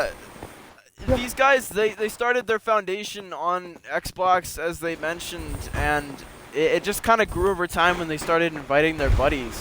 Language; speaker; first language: English; native; English